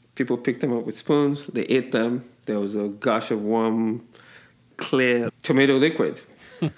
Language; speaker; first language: English; non-native, local second language; Yoruba